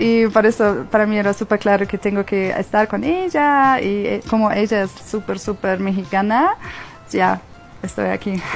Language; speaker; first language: Spanish; non-native, fluent; German